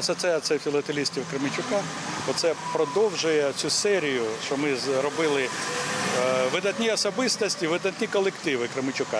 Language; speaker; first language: Ukrainian; native; Ukrainian